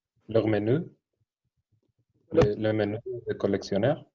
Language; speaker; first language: French; non-native, learner; Spanish